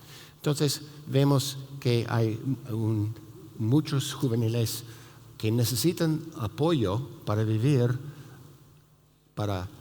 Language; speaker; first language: Spanish; non-native, fluent; English